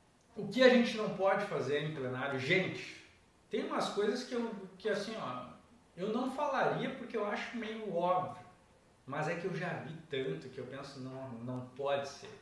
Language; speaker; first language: Portuguese; native; Portuguese